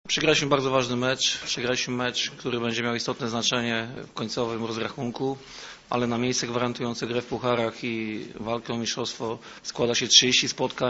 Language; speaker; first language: Polish; native; Polish